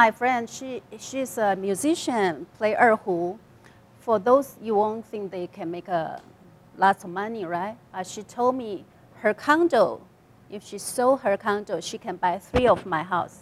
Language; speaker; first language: English; non-native, learner; Chinese